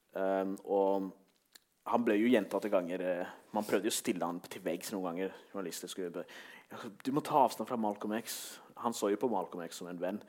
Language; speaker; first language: Norwegian; early bilingual, other home language; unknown